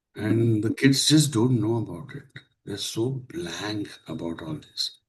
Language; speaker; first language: English; non-native, local second language; Marathi